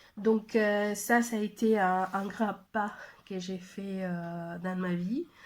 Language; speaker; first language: French; non-native, fluent; Spanish